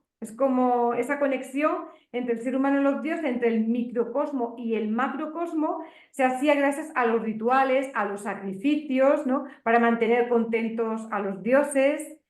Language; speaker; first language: Spanish; native; Spanish